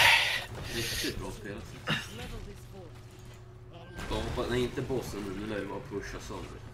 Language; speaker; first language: Swedish; native; Swedish